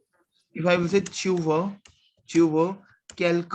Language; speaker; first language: French; non-native, learner; Hindi